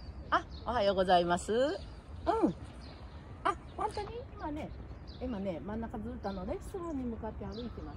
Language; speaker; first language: Japanese; native; Japanese